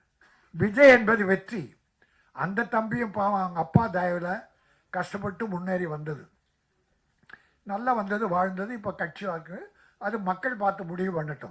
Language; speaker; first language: Tamil; native; Tamil